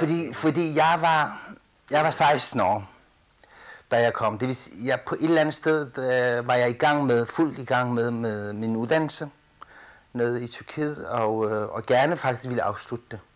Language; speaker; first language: Danish; early bilingual, other home language; Kurdish